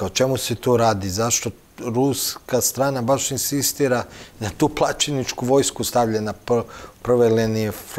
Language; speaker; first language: Croatian; native; Croatian